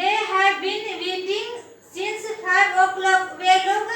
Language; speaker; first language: English; non-native, learner; Hindi